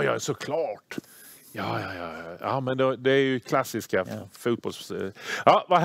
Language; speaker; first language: Swedish; native; Swedish